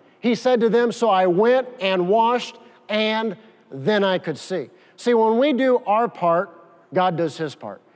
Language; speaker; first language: English; native; English